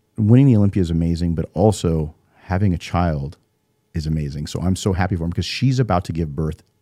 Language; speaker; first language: English; native; English